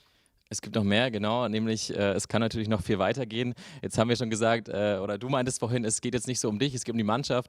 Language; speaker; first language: German; native; German